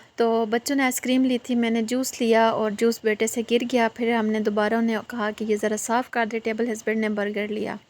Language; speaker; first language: Urdu; non-native, local second language; Northern Hindko